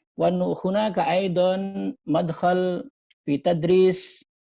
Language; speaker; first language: Arabic; non-native, fluent; Indonesian